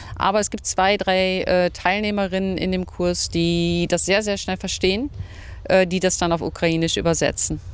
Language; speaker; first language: German; native; German